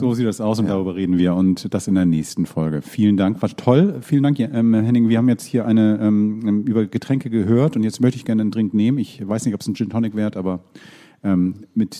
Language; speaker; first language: German; native; German